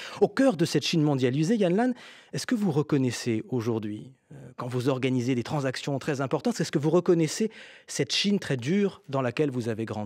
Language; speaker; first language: French; native; French